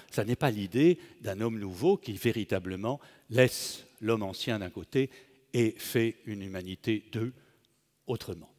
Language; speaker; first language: French; native; French